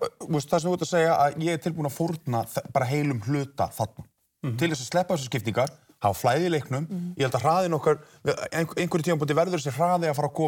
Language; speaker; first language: Icelandic; native; Icelandic